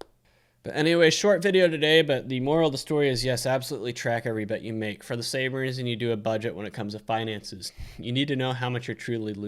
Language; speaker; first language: English; native; English